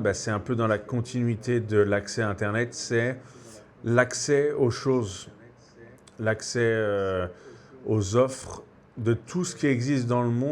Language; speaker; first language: French; native; French